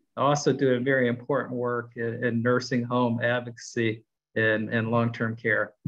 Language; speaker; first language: English; native; English